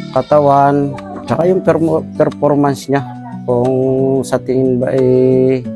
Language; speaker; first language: Filipino; native; Filipino